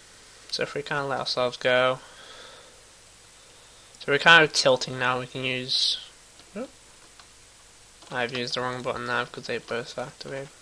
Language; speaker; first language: English; native; English